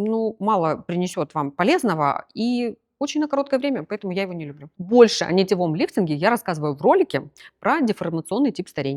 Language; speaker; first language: Russian; native; Russian